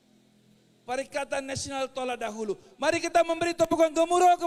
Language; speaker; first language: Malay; non-native, local second language; Tamil